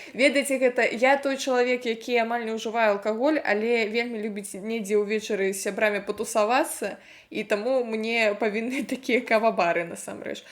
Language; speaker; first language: Belarusian; non-native, local second language; Russian